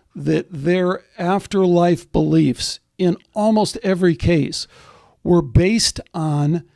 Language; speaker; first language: English; native; English